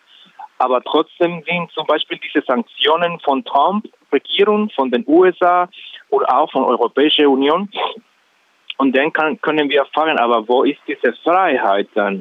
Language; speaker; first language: German; non-native, learner; Spanish